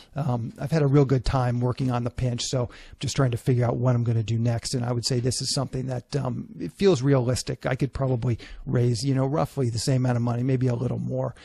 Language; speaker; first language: English; native; English